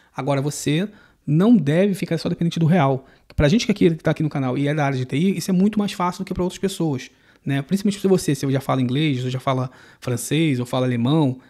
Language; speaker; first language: Portuguese; native; Portuguese